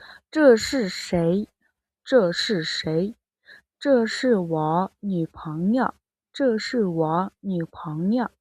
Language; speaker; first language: Chinese; non-native, fluent; Mongolian